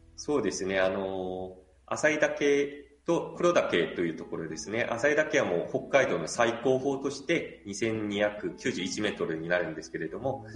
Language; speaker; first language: Japanese; non-native, fluent; Korean